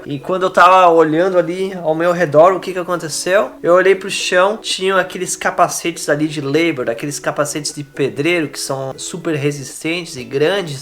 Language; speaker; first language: Portuguese; native; Portuguese